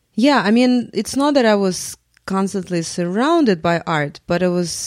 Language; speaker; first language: English; non-native, fluent; Russian